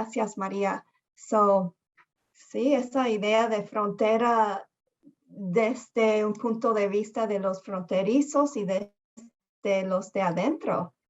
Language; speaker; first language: Spanish; early bilingual, heritage; Spanish